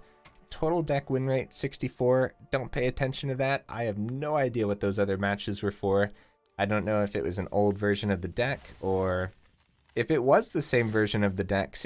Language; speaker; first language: English; native; English